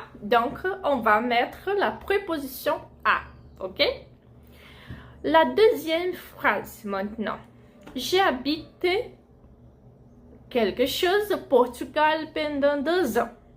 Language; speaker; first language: French; non-native, fluent; Portuguese